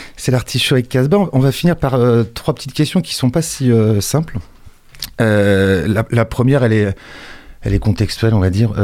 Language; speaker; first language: French; native; French